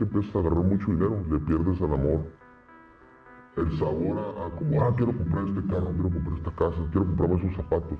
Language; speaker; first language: Spanish; native; Spanish